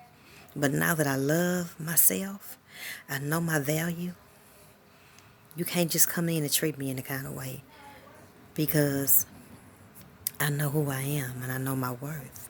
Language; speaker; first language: English; native; English